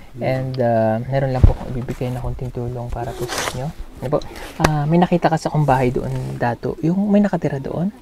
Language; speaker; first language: Filipino; non-native, local second language; Cebuano